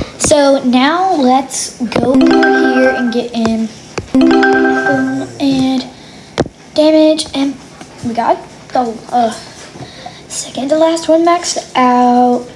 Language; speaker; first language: English; native; English